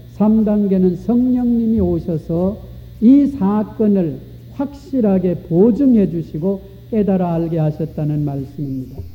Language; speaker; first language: Korean; native; Korean